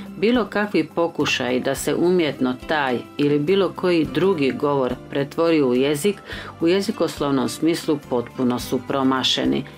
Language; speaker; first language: Croatian; early bilingual, heritage; Croatian